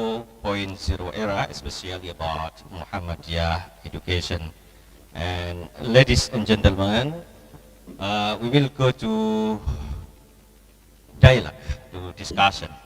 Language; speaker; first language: English; non-native, learner; Indonesian